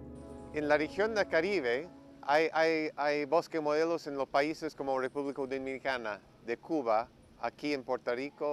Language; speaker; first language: Spanish; non-native, fluent; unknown